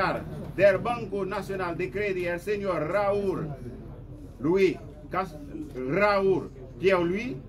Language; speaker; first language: Spanish; non-native, fluent; Haitian Creole